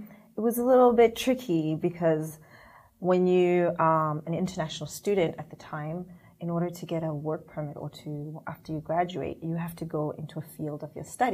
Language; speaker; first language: English; non-native, local second language; Shona